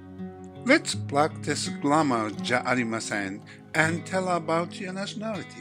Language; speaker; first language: English; non-native, fluent; Japanese